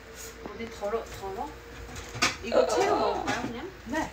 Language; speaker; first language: Korean; native; Korean